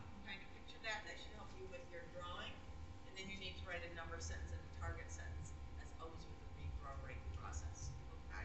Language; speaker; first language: English; native; English